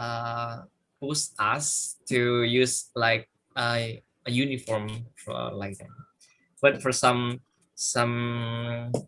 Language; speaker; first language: English; non-native, learner; Indonesian